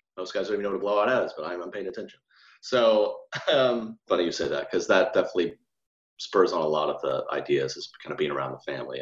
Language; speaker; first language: English; native; English